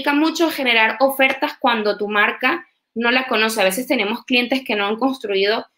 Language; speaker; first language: Spanish; native; Spanish